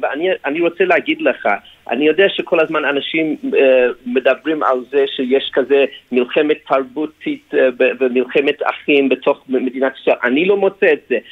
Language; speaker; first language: Hebrew; non-native, fluent; English